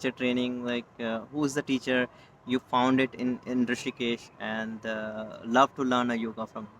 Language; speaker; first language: English; non-native, local second language; Hindi